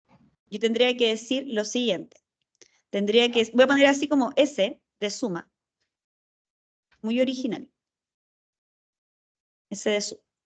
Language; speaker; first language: Spanish; native; Spanish